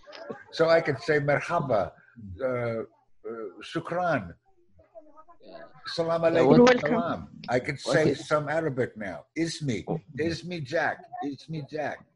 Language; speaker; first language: English; non-native, fluent; Romanian